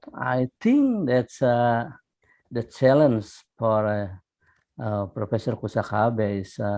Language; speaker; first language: English; non-native, fluent; Indonesian